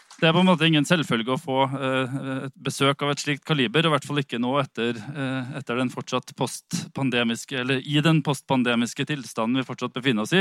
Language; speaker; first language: Norwegian; native; Norwegian